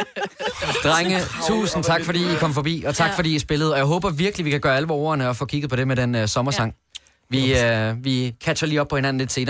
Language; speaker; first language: Danish; native; Danish